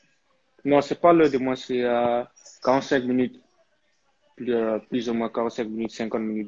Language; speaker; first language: French; early bilingual, heritage; French